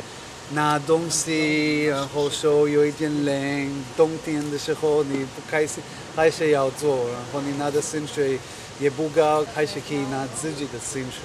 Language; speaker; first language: Chinese; non-native, fluent; Hebrew